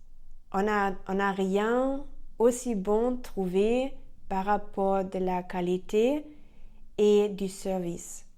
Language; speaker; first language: French; non-native, learner; German